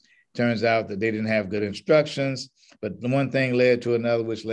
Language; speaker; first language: English; native; English